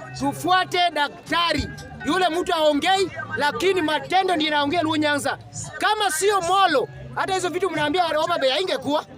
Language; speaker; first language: Swahili; non-native, local second language; Luo (Kenya and Tanzania)